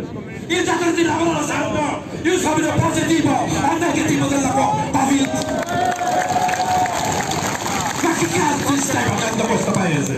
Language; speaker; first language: Italian; non-native, fluent; Bangla